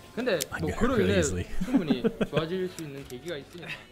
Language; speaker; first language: Korean; native; Korean